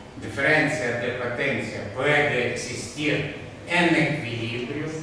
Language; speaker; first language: Spanish; non-native, fluent; Russian